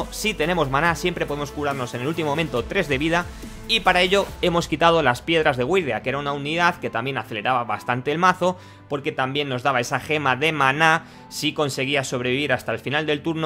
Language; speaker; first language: Spanish; native; Spanish